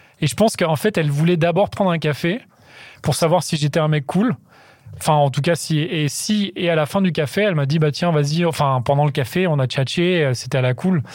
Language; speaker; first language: French; native; French